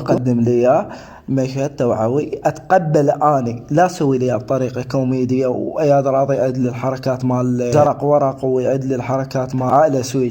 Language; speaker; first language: Arabic; native; Arabic